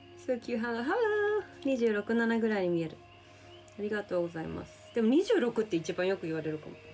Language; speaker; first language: Japanese; native; Japanese